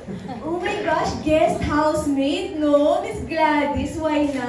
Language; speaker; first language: English; non-native, local second language; Filipino